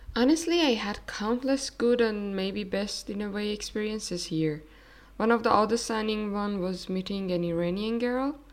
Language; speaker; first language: English; non-native, fluent; Persian